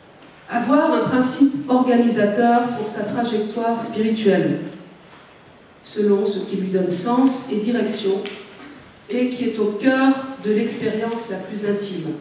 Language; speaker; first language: French; native; French